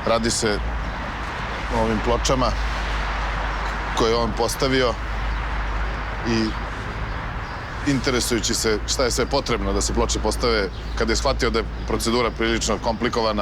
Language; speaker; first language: Bosnian; native; Bosnian